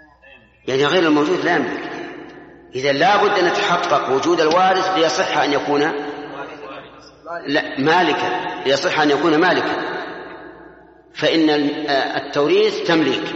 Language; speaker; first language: Arabic; native; Arabic